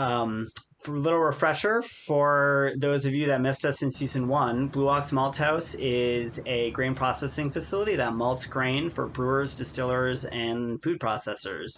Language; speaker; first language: English; native; English